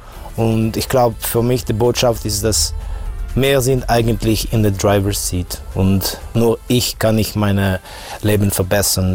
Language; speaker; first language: German; non-native, fluent; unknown